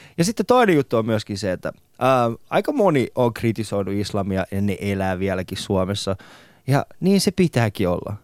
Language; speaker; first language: Finnish; non-native, fluent; Persian